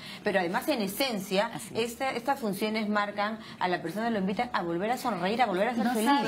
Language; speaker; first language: Spanish; native; Spanish